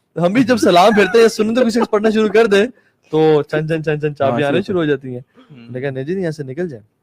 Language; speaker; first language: Urdu; native; Urdu